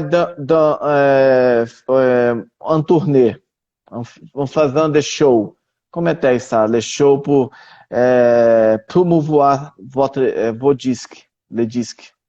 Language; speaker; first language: French; non-native, learner; Portuguese